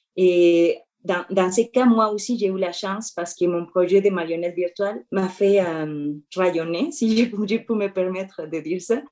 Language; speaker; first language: French; non-native, fluent; Spanish